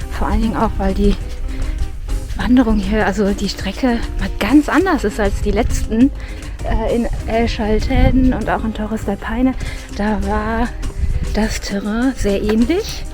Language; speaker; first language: German; native; German